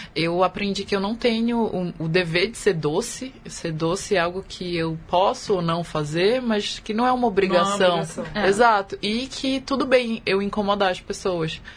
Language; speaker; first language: Portuguese; native; Portuguese